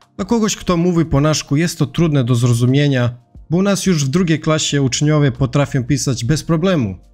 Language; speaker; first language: Polish; non-native, fluent; Serbian